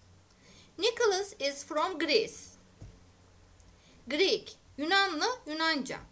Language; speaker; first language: English; non-native, fluent; Turkish